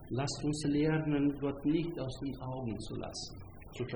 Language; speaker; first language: German; non-native, fluent; Hungarian